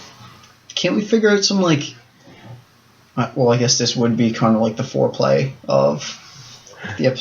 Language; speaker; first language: English; native; English